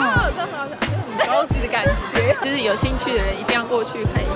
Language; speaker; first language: Chinese; non-native, fluent; English